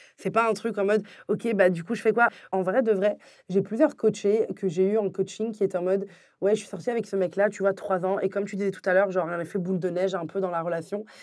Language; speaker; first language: French; early bilingual, other home language; Arabic